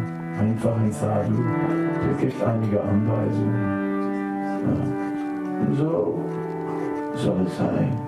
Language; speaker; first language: German; non-native, fluent; Dutch